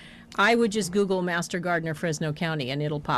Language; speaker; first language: English; native; English